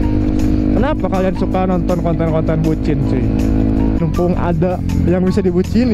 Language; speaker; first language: Indonesian; native; Indonesian